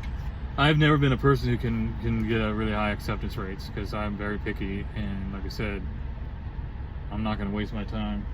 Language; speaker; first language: English; native; English